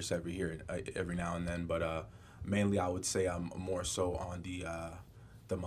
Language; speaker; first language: English; native; English